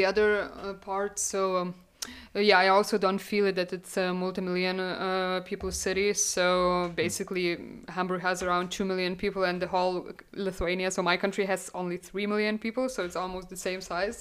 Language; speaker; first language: English; non-native, fluent; Lithuanian